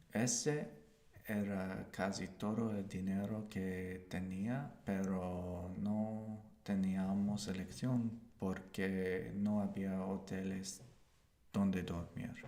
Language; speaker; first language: Spanish; non-native, learner; English